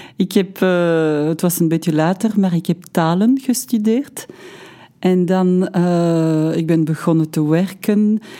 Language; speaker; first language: Dutch; non-native, local second language; French